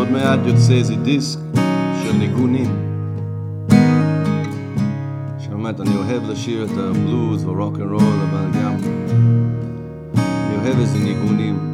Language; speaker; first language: Hebrew; non-native, fluent; English